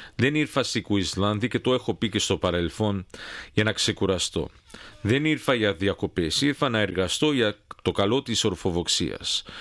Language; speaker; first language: Greek; early bilingual, heritage; Greek